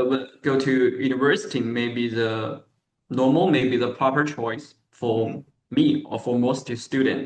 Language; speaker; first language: English; non-native, learner; Chinese